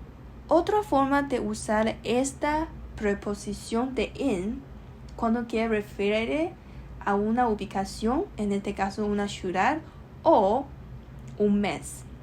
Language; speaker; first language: Spanish; non-native, learner; Chinese